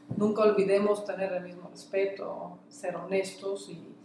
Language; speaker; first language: Spanish; non-native, fluent; Dutch